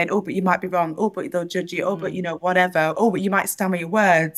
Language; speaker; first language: English; native; English